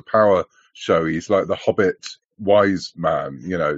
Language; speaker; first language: English; native; English